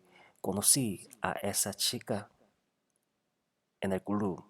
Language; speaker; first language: Spanish; non-native, fluent; Korean